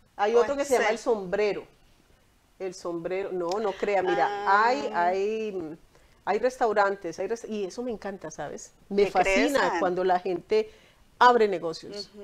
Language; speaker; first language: Spanish; native; Spanish